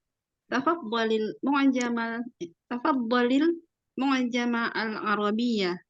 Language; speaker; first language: Arabic; non-native, learner; Indonesian